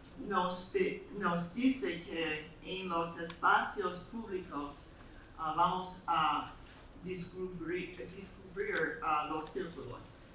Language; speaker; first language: Spanish; non-native, fluent; English